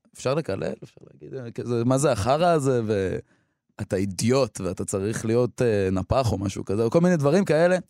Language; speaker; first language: Hebrew; native; Hebrew